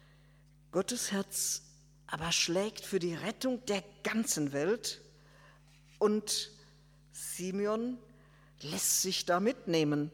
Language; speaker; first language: German; native; German